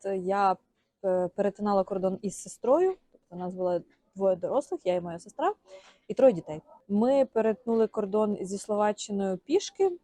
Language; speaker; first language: Ukrainian; native; Ukrainian